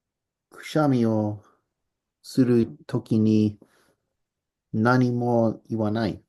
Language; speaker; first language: Japanese; non-native, learner; English